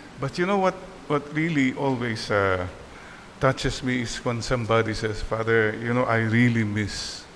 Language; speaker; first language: English; non-native, local second language; Filipino